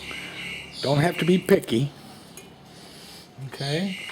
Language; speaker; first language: English; native; English